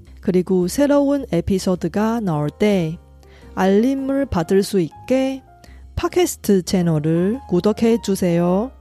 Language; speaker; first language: Korean; non-native, fluent; Chinese